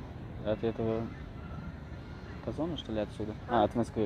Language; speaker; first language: Russian; non-native, local second language; Tajik